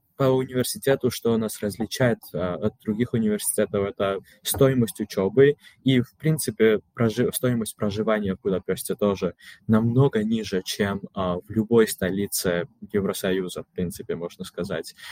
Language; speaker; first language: Russian; non-native, local second language; Georgian